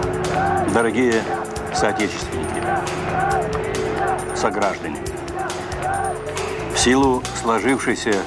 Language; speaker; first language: Russian; native; Russian